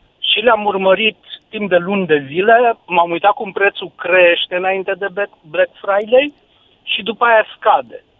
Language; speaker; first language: Romanian; native; Romanian